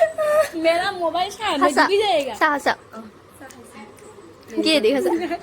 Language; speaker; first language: Hindi; non-native, local second language; Assamese